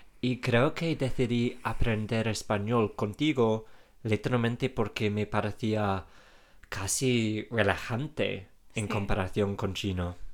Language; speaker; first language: Spanish; non-native, fluent; English